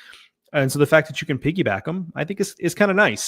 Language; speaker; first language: English; native; English